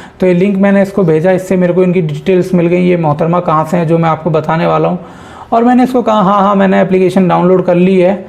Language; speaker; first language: Hindi; native; Hindi